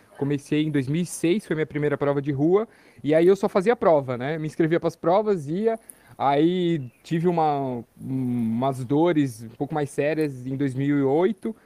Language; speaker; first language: Portuguese; native; Portuguese